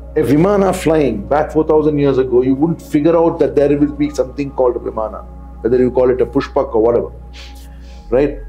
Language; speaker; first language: English; non-native, local second language; Telugu